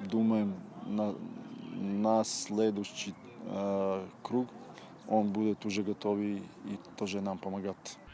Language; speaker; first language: Russian; non-native, fluent; Serbian